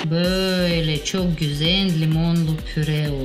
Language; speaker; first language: Turkish; non-native, learner; Russian